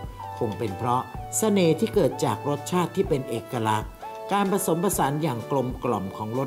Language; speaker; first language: Thai; native; Thai